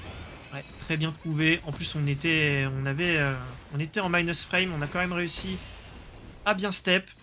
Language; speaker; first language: French; native; French